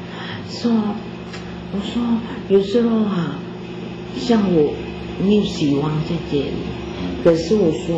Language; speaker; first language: Chinese; non-native, learner; Filipino